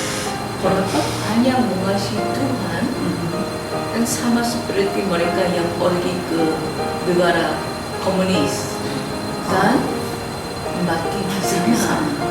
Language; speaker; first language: Indonesian; non-native, learner; Korean